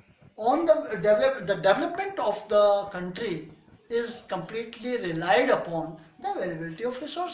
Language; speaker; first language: English; non-native, local second language; Hindi